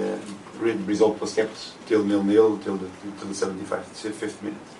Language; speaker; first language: English; non-native, fluent; Portuguese